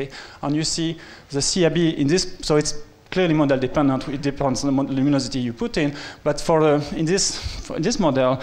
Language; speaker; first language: English; non-native, fluent; French